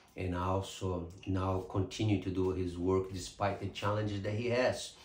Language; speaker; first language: English; non-native, fluent; Portuguese